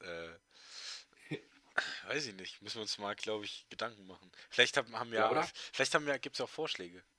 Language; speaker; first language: German; native; German